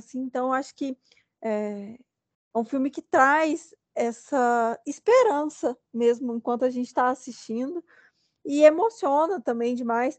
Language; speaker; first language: Portuguese; native; Portuguese